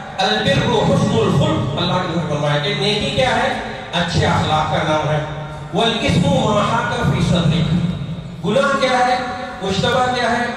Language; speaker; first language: Urdu; non-native, local second language; Konkani